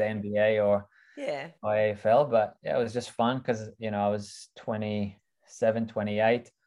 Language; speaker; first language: English; early bilingual, other home language; Russian